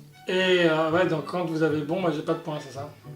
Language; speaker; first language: French; native; French